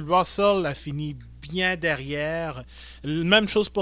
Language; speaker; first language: French; native; French